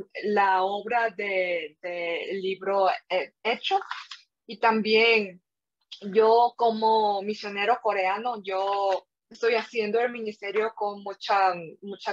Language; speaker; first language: Spanish; non-native, fluent; Korean